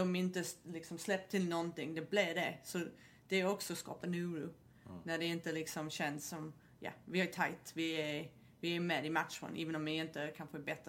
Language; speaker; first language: Swedish; non-native, fluent; English